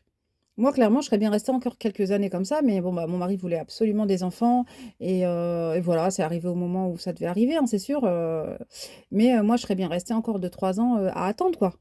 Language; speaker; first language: French; native; French